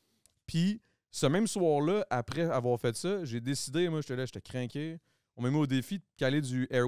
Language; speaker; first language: French; native; French